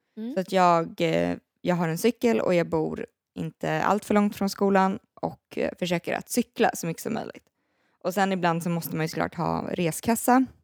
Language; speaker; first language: Swedish; native; Swedish